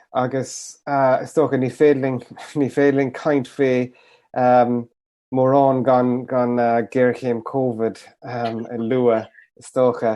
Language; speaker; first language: Irish; native; Irish